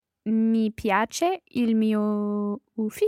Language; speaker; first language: Italian; non-native, learner; English